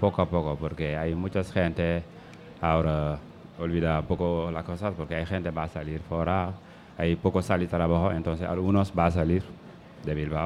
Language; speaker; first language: Spanish; non-native, learner; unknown